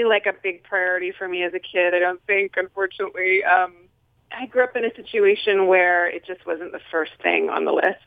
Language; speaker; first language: English; native; English